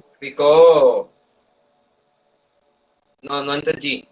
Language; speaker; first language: Portuguese; non-native, learner; Spanish